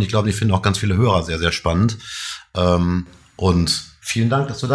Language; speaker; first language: German; native; German